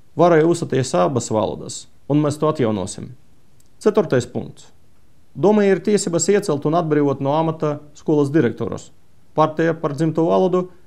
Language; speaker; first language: Latvian; non-native, local second language; Russian